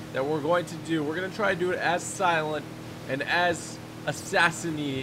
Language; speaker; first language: English; native; English